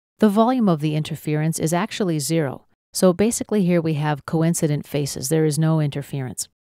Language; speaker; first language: English; native; English